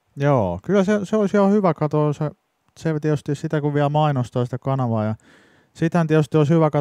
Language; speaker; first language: Finnish; native; Finnish